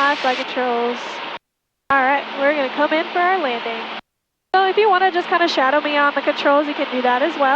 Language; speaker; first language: English; native; English